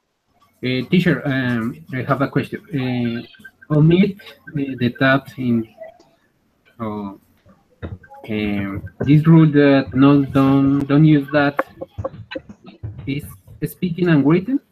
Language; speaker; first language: English; non-native, learner; Spanish